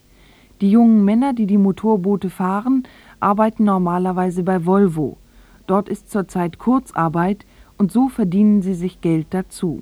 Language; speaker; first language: German; native; German